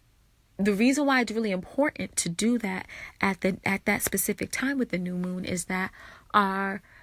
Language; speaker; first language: English; native; English